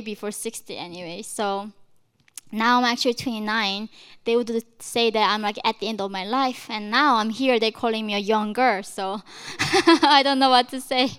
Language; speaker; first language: English; non-native, fluent; Korean